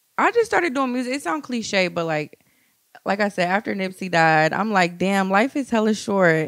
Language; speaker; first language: English; native; English